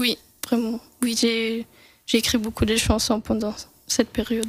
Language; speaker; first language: French; non-native, local second language; English